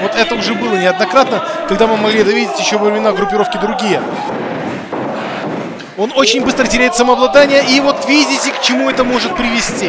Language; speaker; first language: Russian; native; Russian